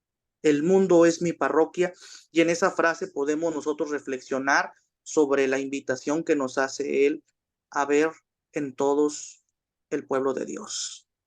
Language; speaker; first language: Spanish; native; Spanish